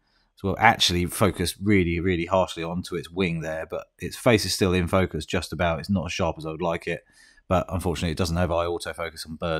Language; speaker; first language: English; native; English